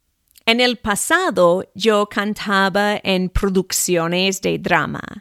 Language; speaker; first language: Spanish; non-native, fluent; English